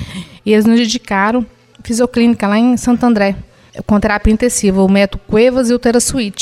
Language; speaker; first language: Portuguese; native; Portuguese